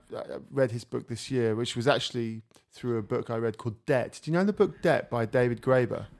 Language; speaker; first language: English; native; English